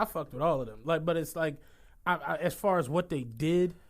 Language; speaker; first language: English; native; English